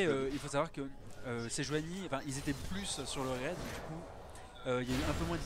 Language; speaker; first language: French; native; French